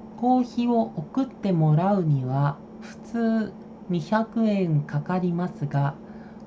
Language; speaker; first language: Japanese; non-native, fluent; Indonesian